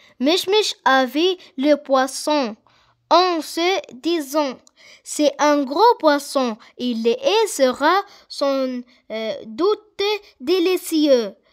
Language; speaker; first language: French; non-native, learner; Arabic